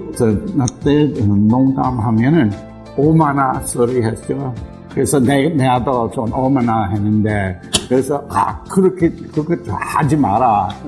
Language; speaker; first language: Korean; non-native, learner; English